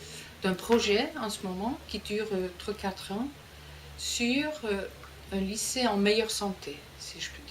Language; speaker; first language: French; non-native, fluent; Icelandic